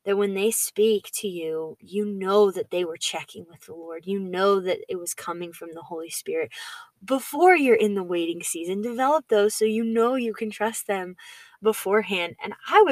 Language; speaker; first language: English; native; English